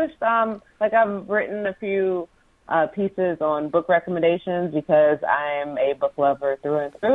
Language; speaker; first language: English; native; English